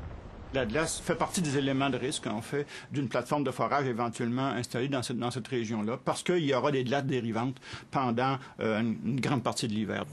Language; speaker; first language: French; native; French